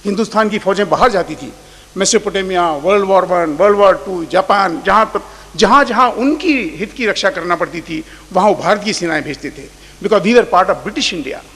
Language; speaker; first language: Hindi; non-native, local second language; Marathi